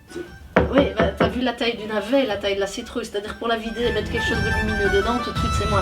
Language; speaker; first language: French; native; French